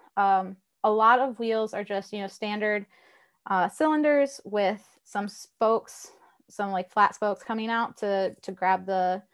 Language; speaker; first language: English; native; English